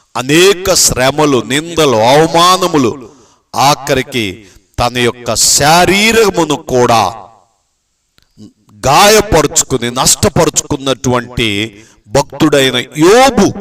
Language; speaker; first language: Telugu; native; Telugu